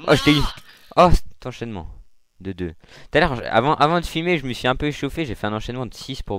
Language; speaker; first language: French; native; French